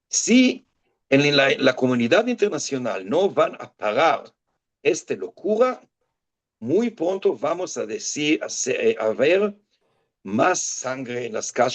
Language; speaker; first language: Spanish; non-native, fluent; Hebrew